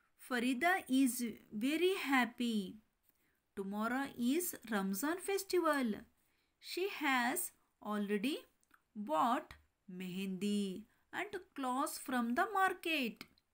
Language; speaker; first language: English; non-native, local second language; Kannada